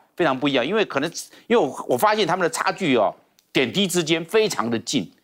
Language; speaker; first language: Chinese; native; Chinese